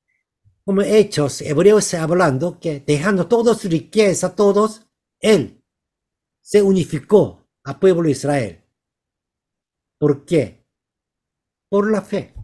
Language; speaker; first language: Spanish; non-native, learner; Korean